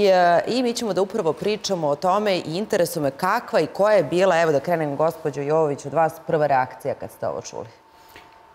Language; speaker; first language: Serbian; native; Serbian